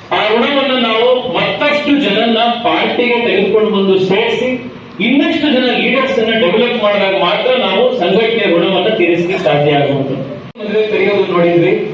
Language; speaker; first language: Kannada; native; Kannada